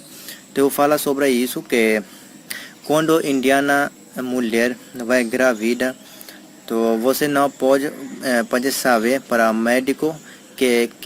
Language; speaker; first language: Portuguese; non-native, learner; Hindi